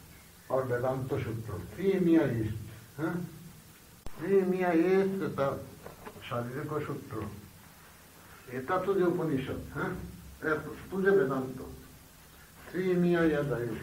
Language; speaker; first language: Russian; non-native, learner; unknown